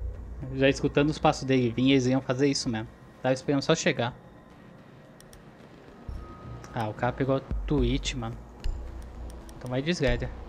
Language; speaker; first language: Portuguese; native; Portuguese